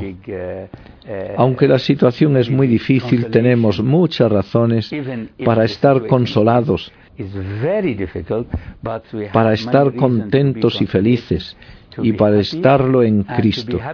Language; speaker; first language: Spanish; non-native, fluent; Arabic